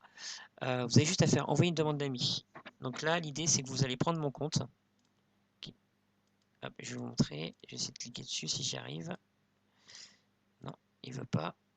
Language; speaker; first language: French; native; French